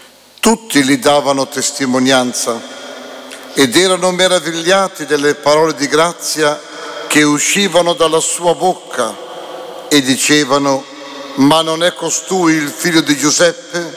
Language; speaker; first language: Italian; native; Italian